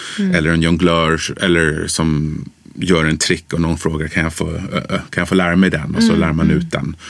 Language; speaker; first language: Swedish; early bilingual, other home language; English